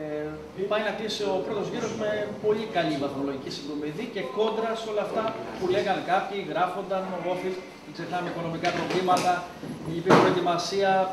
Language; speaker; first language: Greek; native; Greek